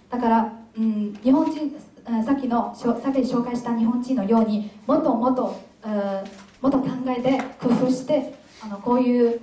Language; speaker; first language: Japanese; non-native, fluent; Chinese